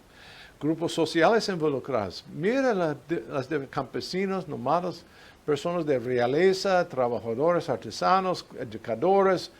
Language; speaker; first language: Spanish; non-native, fluent; English